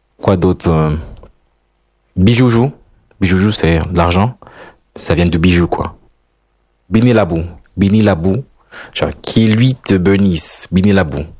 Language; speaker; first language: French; non-native, fluent; Spanish